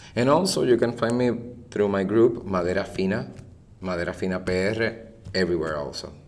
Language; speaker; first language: English; non-native, fluent; Spanish